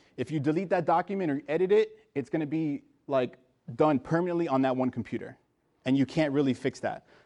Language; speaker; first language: English; native; English